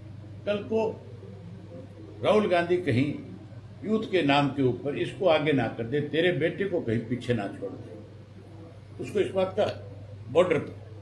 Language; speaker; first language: Hindi; native; Hindi